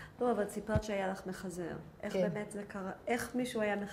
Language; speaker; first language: Hebrew; native; Hebrew